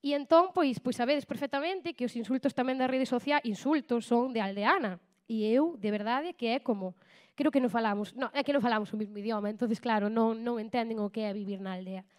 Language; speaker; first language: Galician; native; Galician